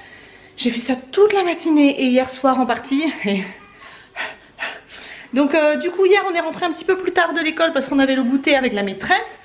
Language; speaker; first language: French; native; French